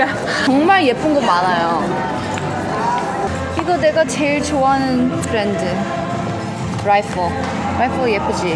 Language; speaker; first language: Korean; early bilingual, heritage; Korean